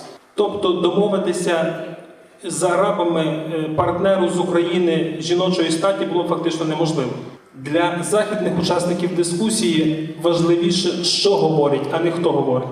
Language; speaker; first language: Ukrainian; native; Ukrainian